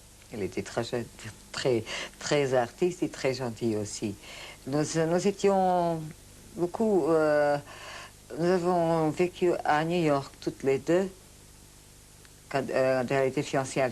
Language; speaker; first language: French; non-native, fluent; Portuguese